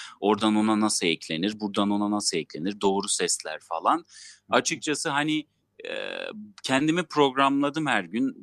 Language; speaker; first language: Turkish; non-native, local second language; Armenian